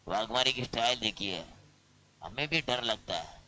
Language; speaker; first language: Hindi; non-native, local second language; Marathi